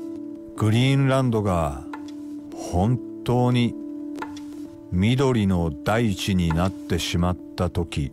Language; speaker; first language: Japanese; native; Japanese